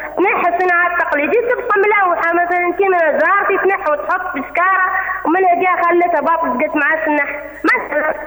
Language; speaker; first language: Arabic; native; Arabic